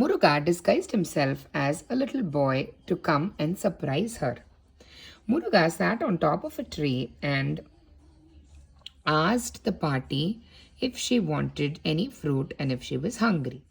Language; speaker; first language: English; non-native, local second language; Tamil